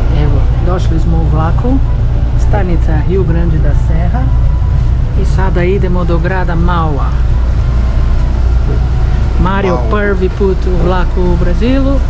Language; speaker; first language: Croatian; non-native, learner; Portuguese